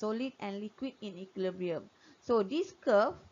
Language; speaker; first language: English; non-native, local second language; Malay